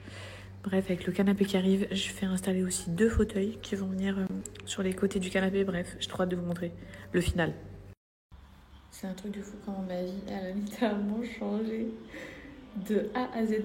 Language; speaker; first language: French; native; French